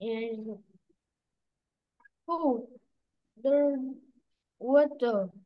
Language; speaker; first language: English; non-native, learner; Vietnamese